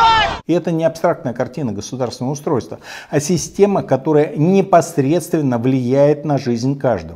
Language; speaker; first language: Russian; native; Russian